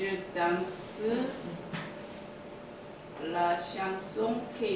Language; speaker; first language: French; non-native, learner; Korean